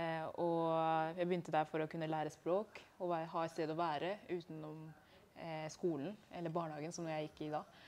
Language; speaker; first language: Norwegian; early bilingual, other home language; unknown